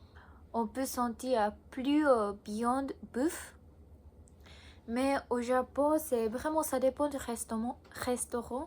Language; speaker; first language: French; non-native, learner; Japanese